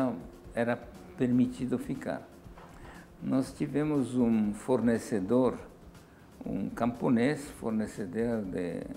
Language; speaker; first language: Portuguese; non-native, fluent; Polish